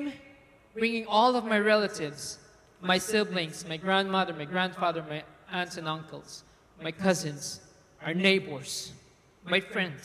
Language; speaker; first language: English; non-native, local second language; Filipino